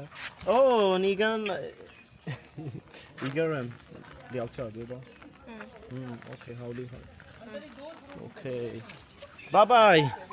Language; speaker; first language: Chinese; non-native, learner; Central Kurdish